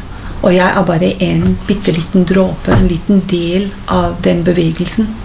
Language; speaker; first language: Norwegian; non-native, fluent; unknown